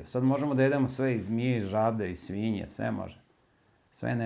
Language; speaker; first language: Serbian; native; Serbian